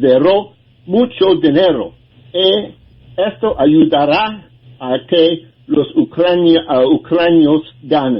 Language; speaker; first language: Spanish; non-native, learner; English